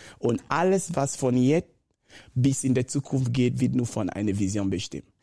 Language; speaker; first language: German; non-native, fluent; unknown